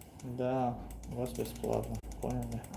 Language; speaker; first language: Russian; non-native, fluent; Tajik